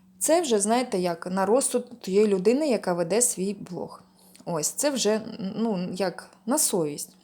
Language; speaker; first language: Ukrainian; non-native, local second language; Russian